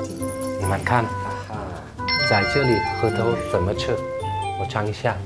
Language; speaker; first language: Chinese; non-native, fluent; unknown